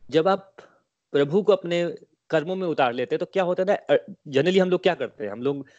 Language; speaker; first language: Hindi; native; Hindi